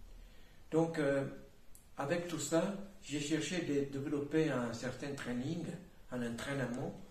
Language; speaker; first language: French; non-native, fluent; Italian